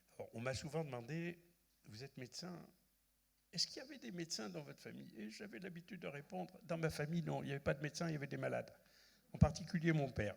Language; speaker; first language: French; non-native, local second language; Arabic